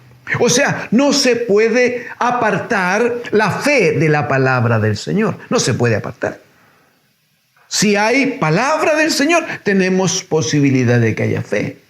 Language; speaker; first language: Spanish; native; Spanish